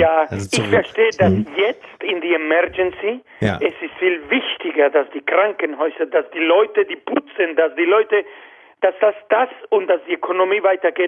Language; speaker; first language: German; non-native, learner; Spanish